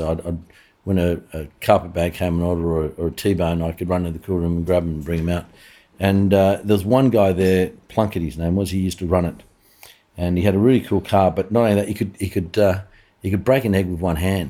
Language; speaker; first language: English; native; English